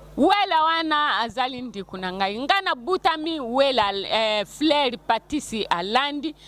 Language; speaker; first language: Lingala; non-native, local second language; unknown